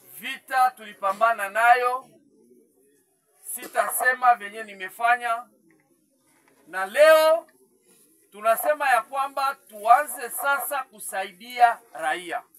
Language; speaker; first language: Swahili; native; Swahili